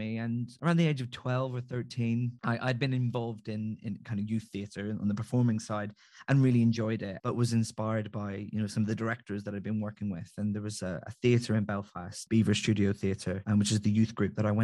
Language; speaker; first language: English; native; English